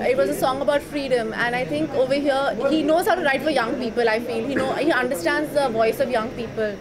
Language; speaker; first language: English; non-native, local second language; Hindi